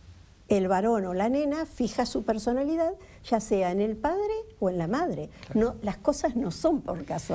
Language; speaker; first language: Spanish; native; Spanish